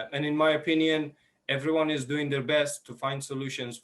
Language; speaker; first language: English; non-native, fluent; Persian